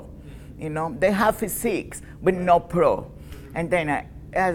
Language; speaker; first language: English; non-native, learner; Spanish